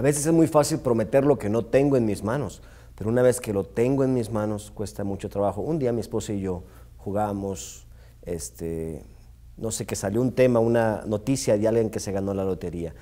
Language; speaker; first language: Spanish; native; Spanish